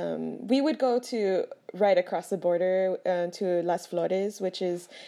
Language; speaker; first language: English; native; English